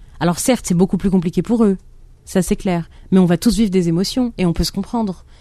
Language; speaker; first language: French; non-native, local second language; Arabic